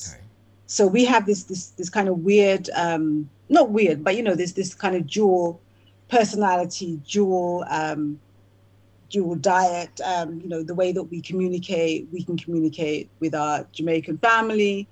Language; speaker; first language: English; native; English